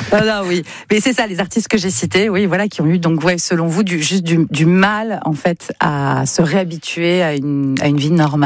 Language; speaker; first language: French; native; French